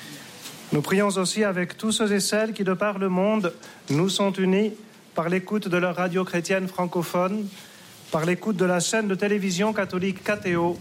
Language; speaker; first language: French; native; French